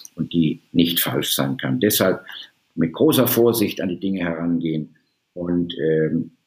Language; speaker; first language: German; native; German